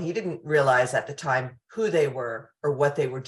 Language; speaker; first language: English; native; English